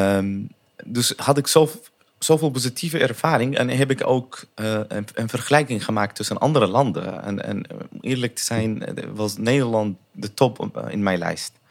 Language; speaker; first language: Dutch; non-native, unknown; Arabic